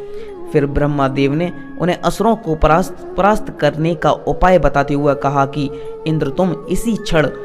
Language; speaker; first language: Hindi; native; Hindi